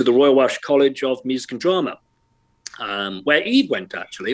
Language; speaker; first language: English; native; English